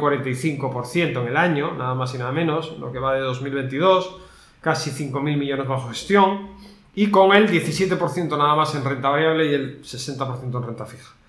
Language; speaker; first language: Spanish; native; Spanish